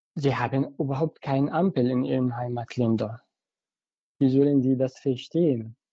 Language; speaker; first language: German; non-native, fluent; Arabic